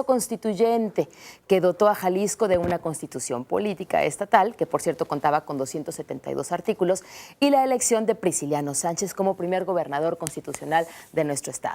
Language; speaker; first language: Spanish; native; Spanish